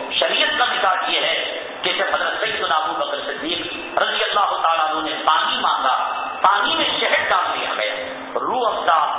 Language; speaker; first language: Urdu; native; Urdu